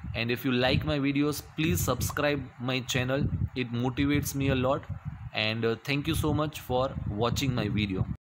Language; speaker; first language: English; non-native, local second language; Gujarati